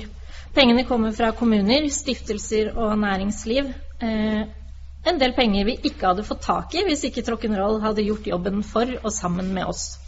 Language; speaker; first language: Norwegian; native; Norwegian